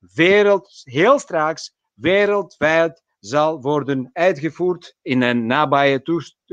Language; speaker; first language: Dutch; non-native, fluent; Georgian